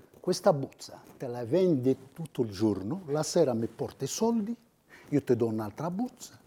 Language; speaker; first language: Italian; non-native, fluent; Arabic